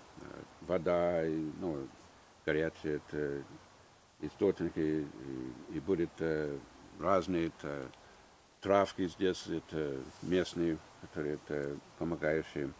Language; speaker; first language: Russian; early bilingual, heritage; English